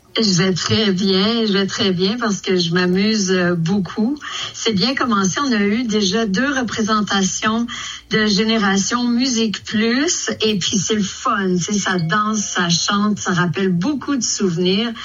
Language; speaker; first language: French; native; French